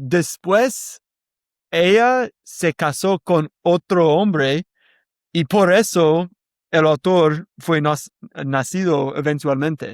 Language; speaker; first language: Spanish; non-native, learner; English